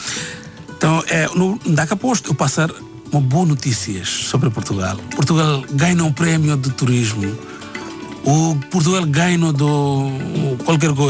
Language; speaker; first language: Portuguese; non-native, learner; Bangla